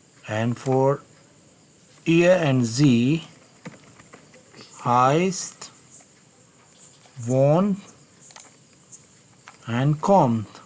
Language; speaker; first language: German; non-native, learner; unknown